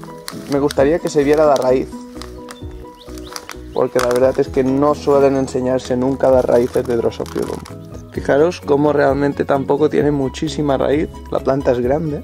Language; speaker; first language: Spanish; native; Spanish